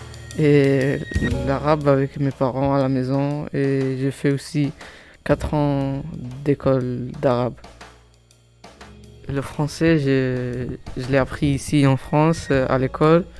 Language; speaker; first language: French; early bilingual, other home language; Italian